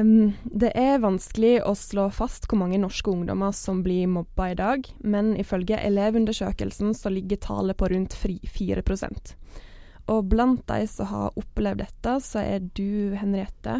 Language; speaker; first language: Norwegian; native; Norwegian